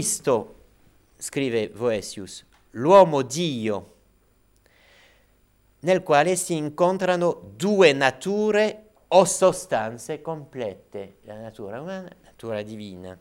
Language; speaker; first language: Italian; non-native, fluent; French